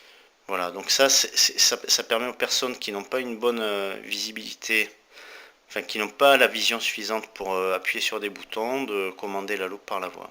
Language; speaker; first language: French; native; French